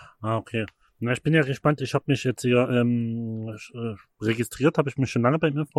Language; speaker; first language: German; native; German